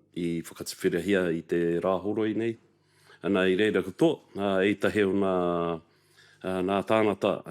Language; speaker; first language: Māori; native; Māori